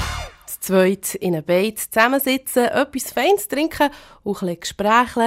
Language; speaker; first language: German; native; German